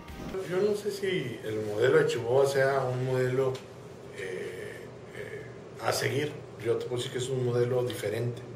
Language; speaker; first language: Spanish; native; Spanish